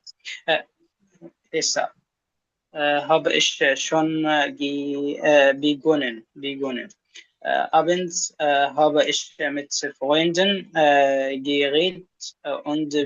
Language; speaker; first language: German; non-native, learner; Arabic